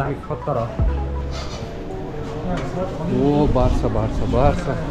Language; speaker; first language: Russian; non-native, fluent; Uzbek